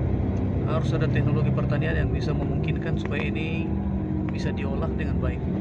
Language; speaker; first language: Indonesian; native; Indonesian